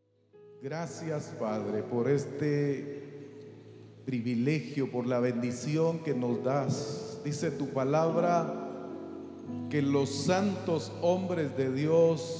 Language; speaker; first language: Spanish; native; Spanish